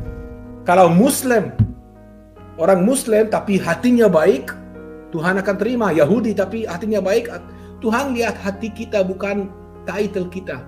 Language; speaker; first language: Indonesian; non-native, fluent; Hebrew